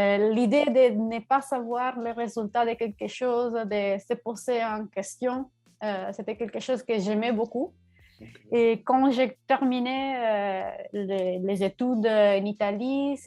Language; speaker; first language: French; non-native, learner; Italian